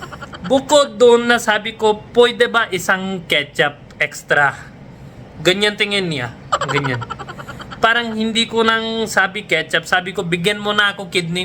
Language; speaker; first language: Filipino; non-native, learner; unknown